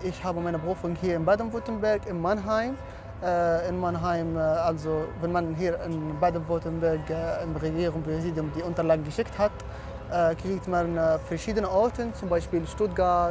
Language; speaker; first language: German; non-native, fluent; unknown